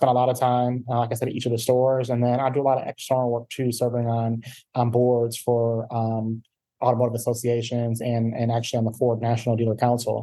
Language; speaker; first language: English; native; English